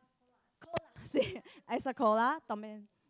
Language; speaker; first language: Portuguese; non-native, learner; Chinese